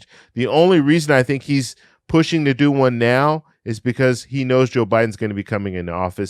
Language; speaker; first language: English; native; English